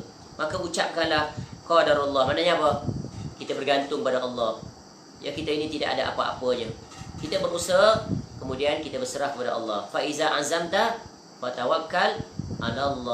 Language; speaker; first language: Malay; native; Malay